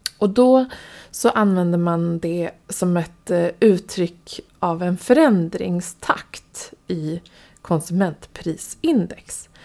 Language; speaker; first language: Swedish; native; Swedish